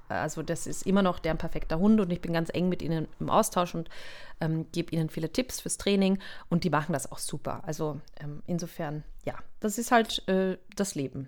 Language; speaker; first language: German; native; German